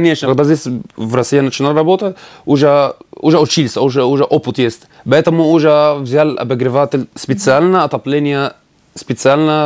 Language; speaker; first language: Russian; non-native, learner; Arabic